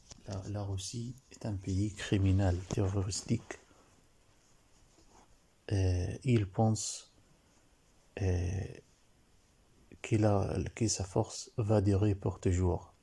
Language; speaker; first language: French; non-native, learner; Arabic